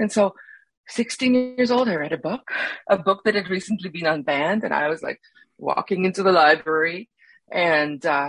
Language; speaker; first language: English; non-native, local second language; Afrikaans